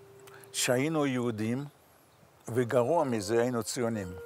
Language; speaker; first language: Hebrew; non-native, fluent; Yiddish